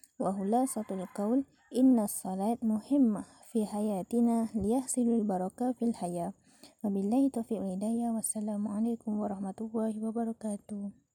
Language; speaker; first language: Arabic; non-native, learner; Malay